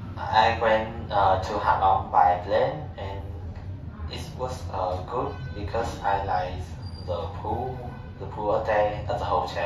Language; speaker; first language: English; non-native, learner; Vietnamese